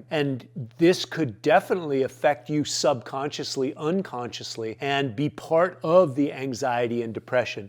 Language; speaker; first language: English; native; English